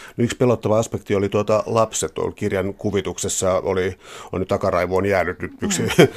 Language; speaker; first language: Finnish; native; Finnish